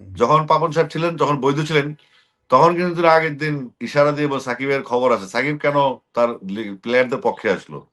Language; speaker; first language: Bangla; native; Bangla